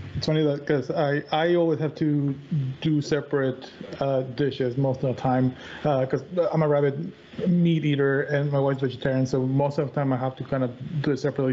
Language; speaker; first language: English; native; English